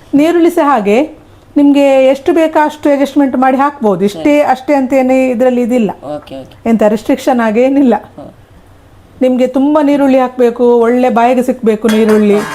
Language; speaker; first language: Kannada; native; Kannada